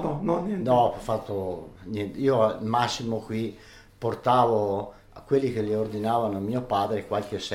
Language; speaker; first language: Italian; early bilingual, other home language; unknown